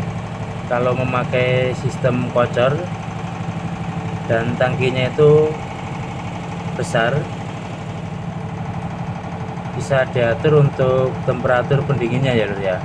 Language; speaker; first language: Indonesian; non-native, local second language; Javanese